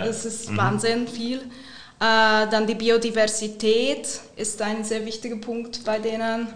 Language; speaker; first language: German; non-native, fluent; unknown